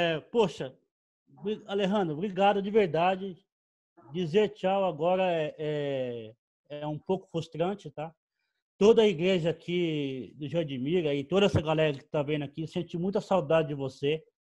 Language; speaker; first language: Portuguese; native; Portuguese